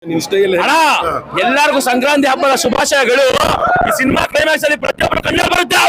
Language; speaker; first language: Kannada; native; Kannada